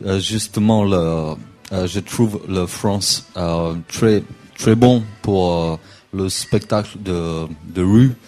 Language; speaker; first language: French; non-native, learner; English